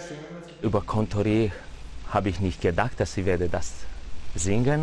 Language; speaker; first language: German; non-native, learner; Romanian